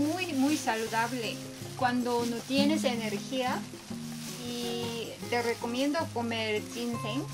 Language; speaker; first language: Spanish; non-native, fluent; Korean